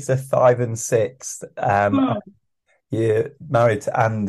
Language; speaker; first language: English; native; English